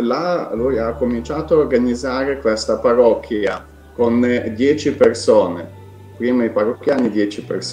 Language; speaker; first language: Italian; non-native, fluent; Ukrainian